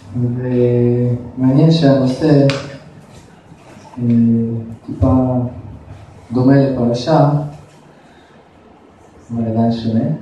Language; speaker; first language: Hebrew; non-native, fluent; Russian